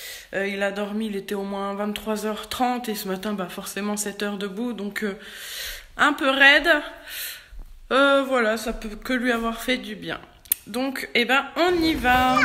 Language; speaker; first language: French; native; French